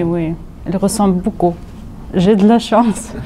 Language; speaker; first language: French; non-native, fluent; Russian